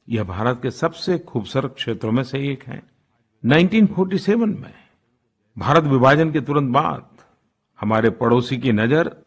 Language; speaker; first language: Hindi; non-native, local second language; Gujarati